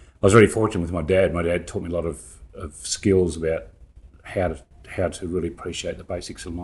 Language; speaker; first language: English; native; English